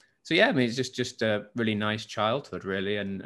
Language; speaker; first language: English; native; English